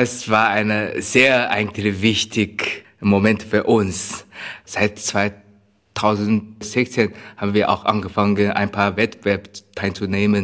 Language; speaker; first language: German; non-native, learner; Chinese